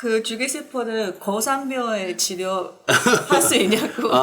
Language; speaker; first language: Korean; non-native, learner; Chinese